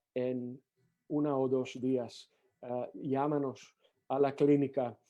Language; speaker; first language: Spanish; non-native, learner; English